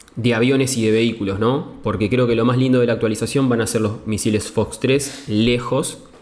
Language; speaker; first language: Spanish; native; Spanish